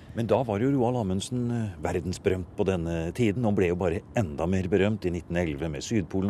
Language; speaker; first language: Norwegian; native; Norwegian